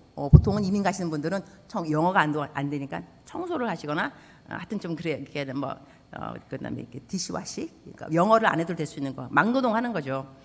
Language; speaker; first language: Korean; native; Korean